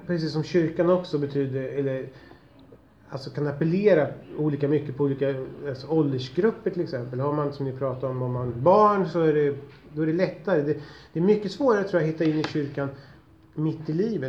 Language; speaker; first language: Swedish; native; Swedish